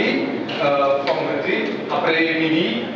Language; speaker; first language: French; non-native, learner; Indonesian